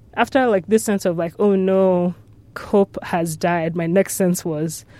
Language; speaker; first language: English; non-native, local second language; Yoruba